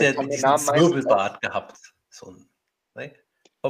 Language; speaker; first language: German; native; German